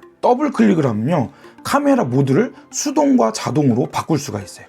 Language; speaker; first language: Korean; native; Korean